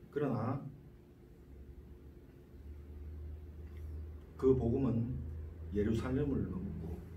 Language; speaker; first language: Korean; native; Korean